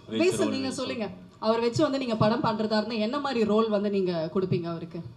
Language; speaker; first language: Tamil; native; Tamil